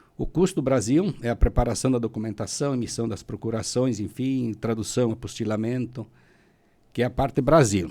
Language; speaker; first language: Portuguese; native; Portuguese